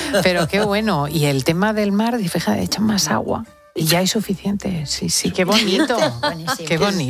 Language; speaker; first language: Spanish; native; Spanish